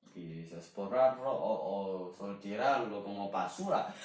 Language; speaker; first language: Spanish; non-native, learner; Chinese